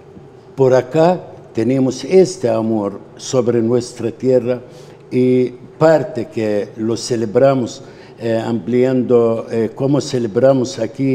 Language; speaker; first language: Spanish; non-native, fluent; Arabic